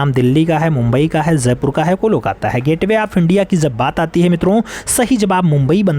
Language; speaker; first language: Hindi; native; Hindi